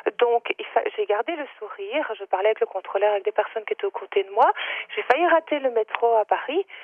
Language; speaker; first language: French; native; French